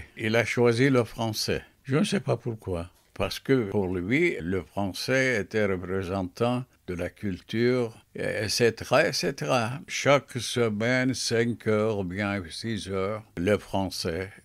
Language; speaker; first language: French; non-native, fluent; Turkish